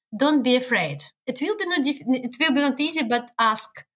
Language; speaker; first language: English; non-native, learner; Russian